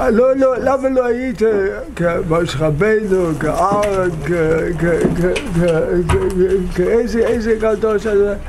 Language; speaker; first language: Hebrew; non-native, fluent; English